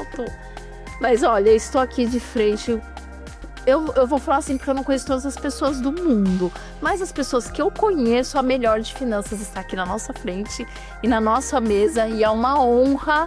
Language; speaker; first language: Portuguese; native; Portuguese